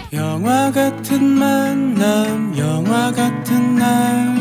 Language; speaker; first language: Korean; native; Korean